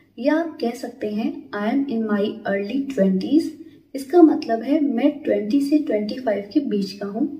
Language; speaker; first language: Hindi; native; Hindi